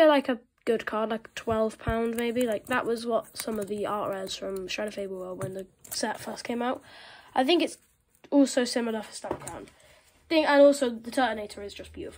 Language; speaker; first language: English; native; English